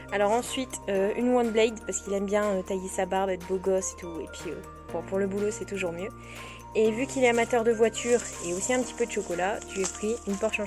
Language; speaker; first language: French; native; French